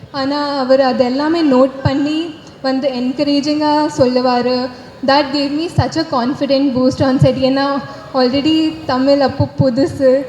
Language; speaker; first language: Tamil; non-native, learner; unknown